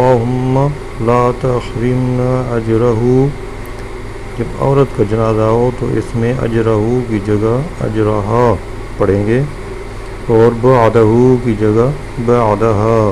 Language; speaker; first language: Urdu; native; Urdu